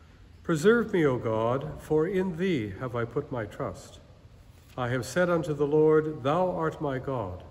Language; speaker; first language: English; native; English